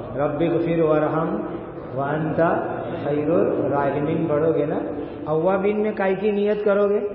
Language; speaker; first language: Urdu; non-native, local second language; Gujarati